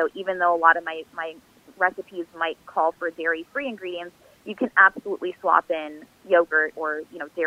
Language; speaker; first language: English; native; English